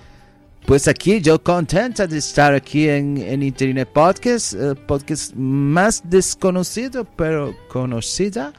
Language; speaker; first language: Spanish; non-native, learner; English